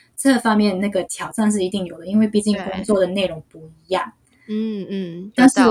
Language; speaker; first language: Chinese; non-native, local second language; Cantonese